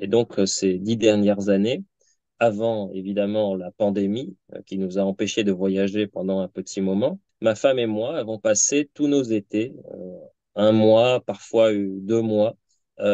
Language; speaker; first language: French; native; French